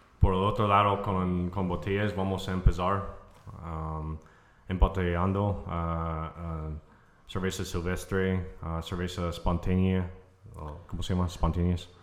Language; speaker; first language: Spanish; non-native, fluent; English